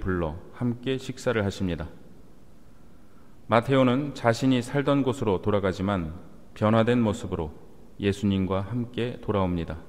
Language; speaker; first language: Korean; native; Korean